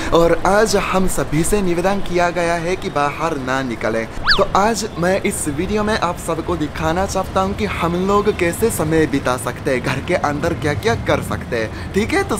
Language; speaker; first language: Hindi; non-native, fluent; Japanese